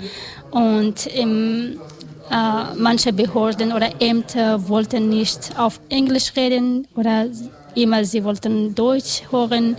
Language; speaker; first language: German; non-native, learner; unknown